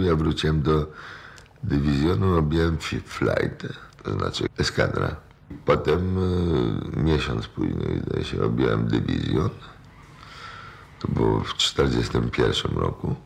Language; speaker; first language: Polish; native; Polish